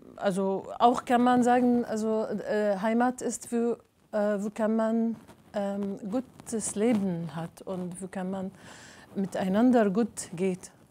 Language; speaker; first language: German; non-native, learner; Arabic